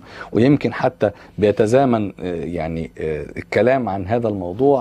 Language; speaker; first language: Arabic; native; Arabic